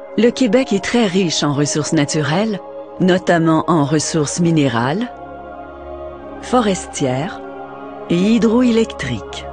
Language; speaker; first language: French; native; French